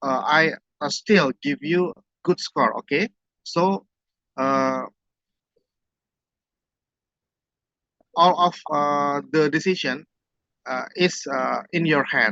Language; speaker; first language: English; non-native, fluent; Indonesian